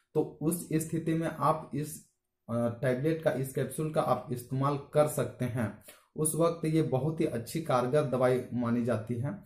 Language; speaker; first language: Hindi; native; Hindi